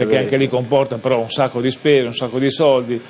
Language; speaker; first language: Italian; native; Italian